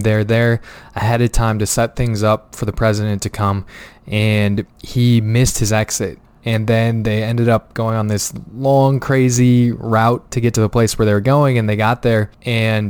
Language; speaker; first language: English; native; English